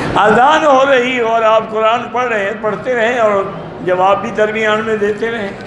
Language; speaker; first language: Urdu; early bilingual, heritage; Urdu